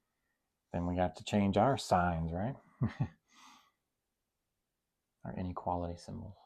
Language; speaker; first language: English; native; English